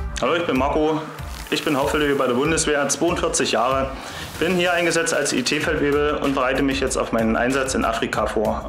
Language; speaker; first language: German; native; German